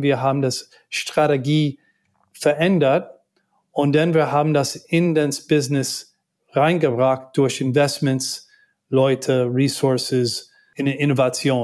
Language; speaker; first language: German; non-native, learner; English